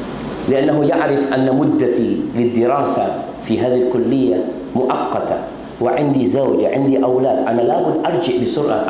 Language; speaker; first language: Arabic; non-native, fluent; Indonesian